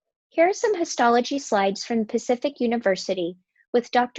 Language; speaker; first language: English; native; English